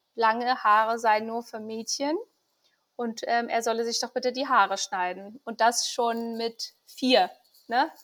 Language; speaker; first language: German; early bilingual, other home language; Persian